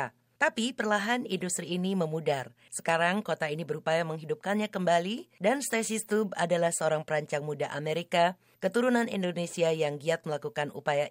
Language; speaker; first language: Indonesian; native; Indonesian